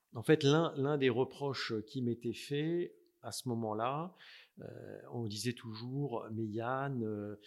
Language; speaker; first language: French; native; French